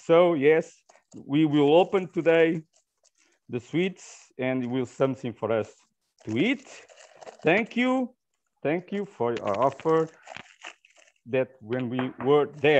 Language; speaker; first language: English; non-native, fluent; Portuguese